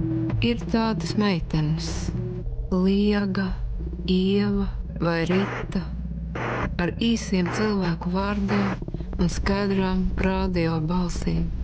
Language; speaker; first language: Latvian; native; Latvian